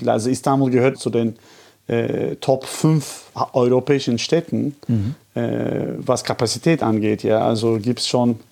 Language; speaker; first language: German; non-native, fluent; Turkish